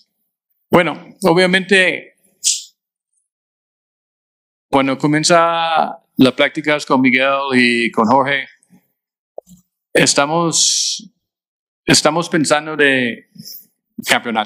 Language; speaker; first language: Spanish; non-native, fluent; English